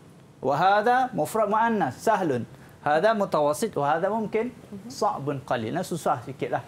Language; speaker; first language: Arabic; non-native, fluent; Malay